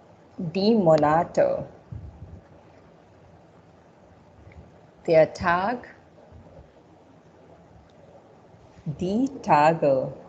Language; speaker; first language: German; non-native, fluent; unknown